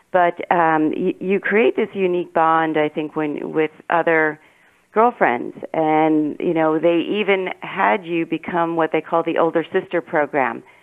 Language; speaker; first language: English; native; English